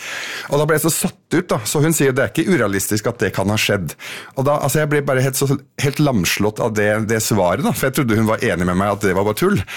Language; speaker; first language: Norwegian; early bilingual, other home language; Arabic